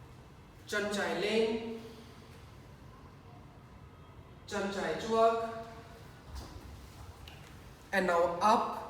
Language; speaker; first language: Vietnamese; non-native, learner; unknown